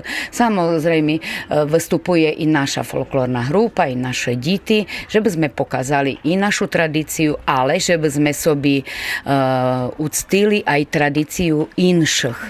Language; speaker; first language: Slovak; non-native, local second language; Rusyn